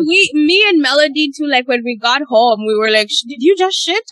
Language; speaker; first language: English; non-native, local second language; Ganda